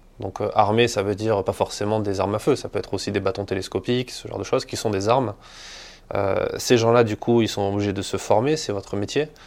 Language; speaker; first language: French; native; French